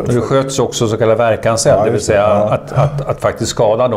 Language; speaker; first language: Swedish; native; Swedish